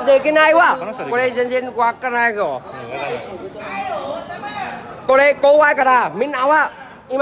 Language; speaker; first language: Japanese; non-native, learner; Vietnamese